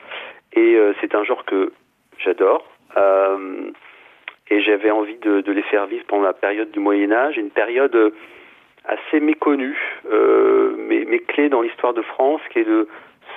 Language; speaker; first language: French; native; French